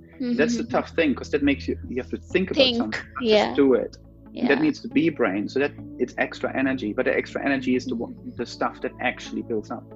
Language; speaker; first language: English; non-native, fluent; German